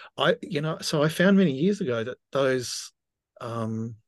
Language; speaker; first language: English; native; English